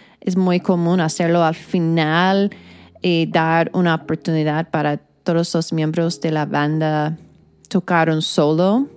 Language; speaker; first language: Spanish; non-native, fluent; English